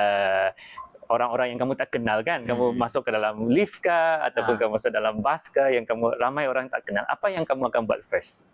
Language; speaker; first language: Malay; native; Malay